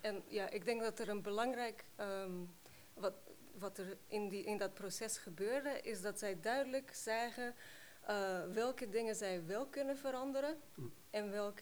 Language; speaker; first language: Dutch; non-native, fluent; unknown